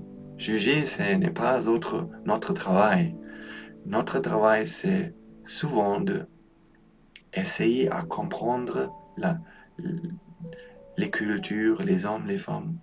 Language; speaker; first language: French; non-native, learner; Polish